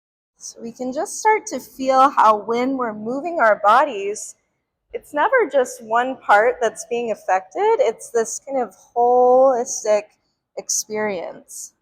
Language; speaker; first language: English; native; English